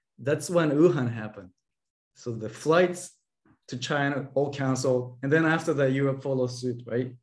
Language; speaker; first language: English; non-native, fluent; Japanese